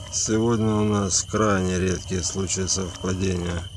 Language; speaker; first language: Russian; native; Russian